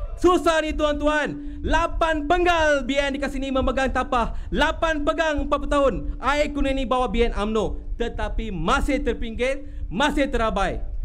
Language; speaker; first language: Malay; non-native, local second language; Tamil